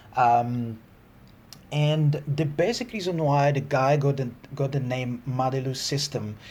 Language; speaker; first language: English; non-native, fluent; Lingala